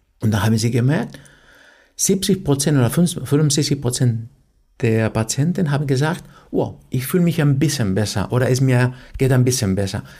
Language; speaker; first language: German; non-native, fluent; Spanish